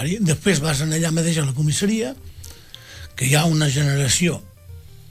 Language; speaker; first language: Catalan; native; Catalan